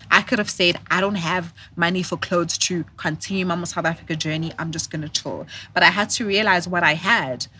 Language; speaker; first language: English; non-native, local second language; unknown